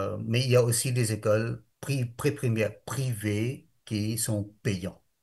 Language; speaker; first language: French; non-native, local second language; Morisyen